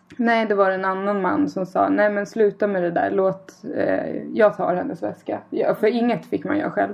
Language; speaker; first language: Swedish; native; Swedish